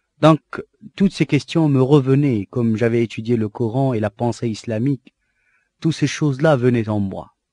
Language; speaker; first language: French; non-native, local second language; Arabic